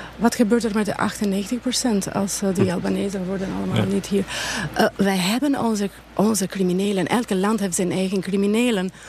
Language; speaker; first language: Dutch; non-native, fluent; Albanian